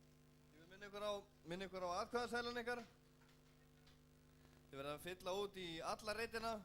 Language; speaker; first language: Icelandic; native; Icelandic